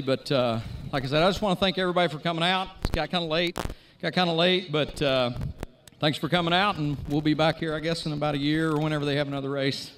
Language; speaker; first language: English; native; English